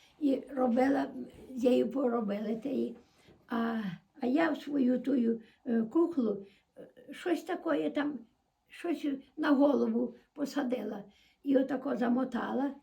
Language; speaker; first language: Ukrainian; native; Ukrainian